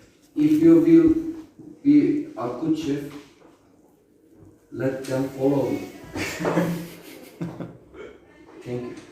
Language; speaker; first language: English; non-native, learner; Turkish